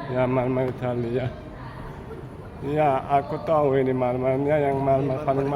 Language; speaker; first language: Indonesian; non-native, fluent; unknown